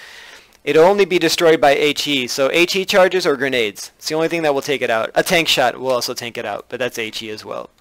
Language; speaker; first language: English; native; English